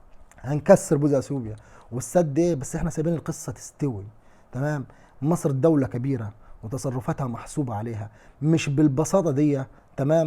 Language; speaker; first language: Arabic; native; Arabic